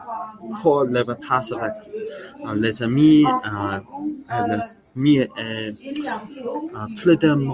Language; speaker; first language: French; non-native, learner; English